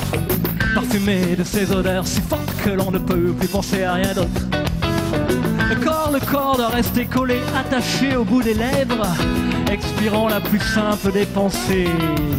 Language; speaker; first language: French; native; French